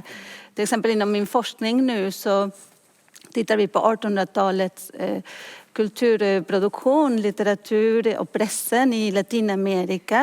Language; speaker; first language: Swedish; non-native, fluent; Spanish